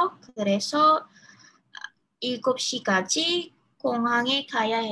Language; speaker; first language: Korean; non-native, learner; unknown